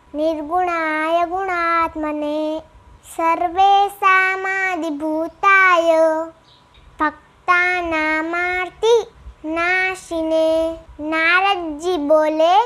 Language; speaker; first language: Hindi; non-native, local second language; Gujarati